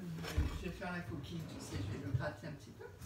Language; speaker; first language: French; native; French